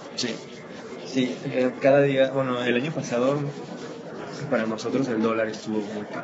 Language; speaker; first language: Spanish; native; Spanish